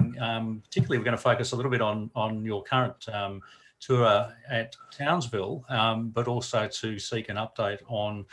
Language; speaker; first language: English; native; English